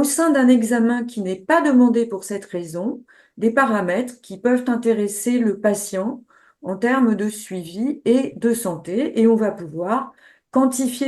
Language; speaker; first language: French; native; French